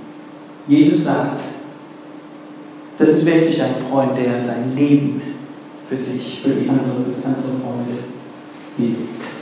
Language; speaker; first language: German; non-native, fluent; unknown